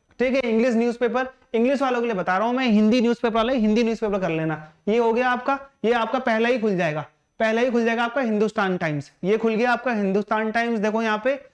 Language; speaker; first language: Hindi; native; Hindi